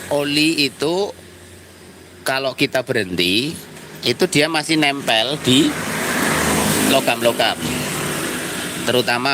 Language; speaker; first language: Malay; non-native, local second language; Javanese